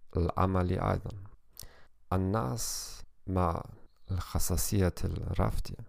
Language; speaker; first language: Arabic; non-native, learner; German